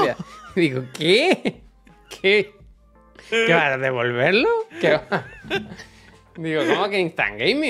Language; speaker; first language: Spanish; native; Spanish